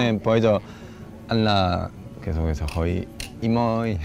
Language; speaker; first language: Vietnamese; non-native, learner; Korean